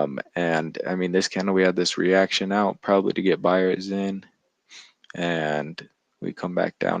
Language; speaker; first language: English; native; English